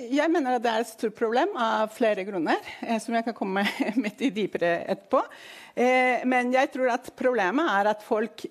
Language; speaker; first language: Norwegian; non-native, fluent; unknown